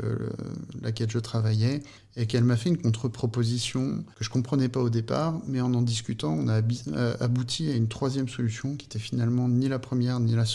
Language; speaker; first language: French; native; French